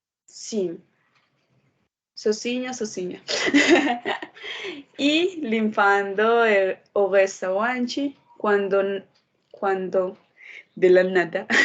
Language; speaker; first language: Portuguese; non-native, learner; Spanish